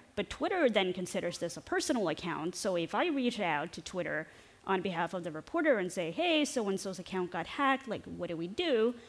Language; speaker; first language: English; non-native, fluent; Norwegian